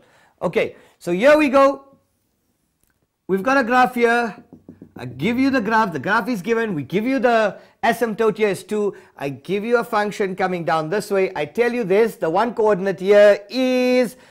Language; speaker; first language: English; native; English